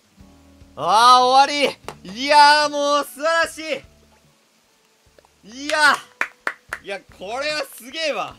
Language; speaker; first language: Japanese; native; Japanese